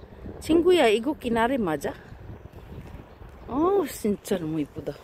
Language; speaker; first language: Korean; non-native, learner; Filipino